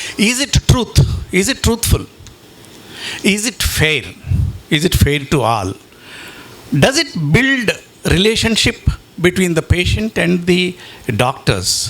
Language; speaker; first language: English; non-native, local second language; Telugu